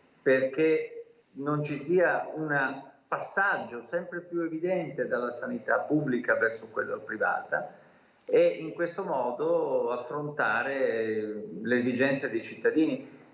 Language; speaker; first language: Italian; native; Italian